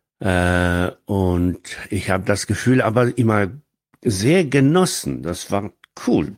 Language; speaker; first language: German; non-native, fluent; Polish